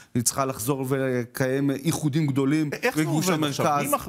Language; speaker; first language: Hebrew; native; Hebrew